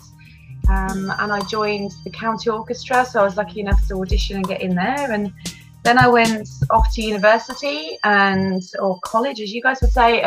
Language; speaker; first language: English; native; English